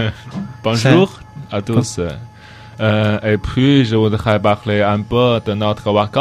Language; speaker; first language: French; non-native, learner; Chinese